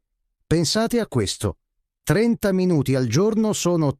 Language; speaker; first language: Italian; non-native, fluent; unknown